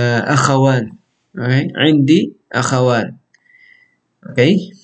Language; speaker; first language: Arabic; non-native, fluent; Filipino